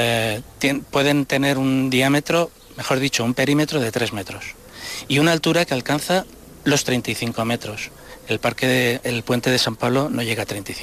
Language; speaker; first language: Spanish; native; Spanish